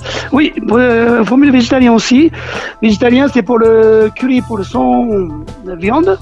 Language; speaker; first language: French; non-native, learner; Japanese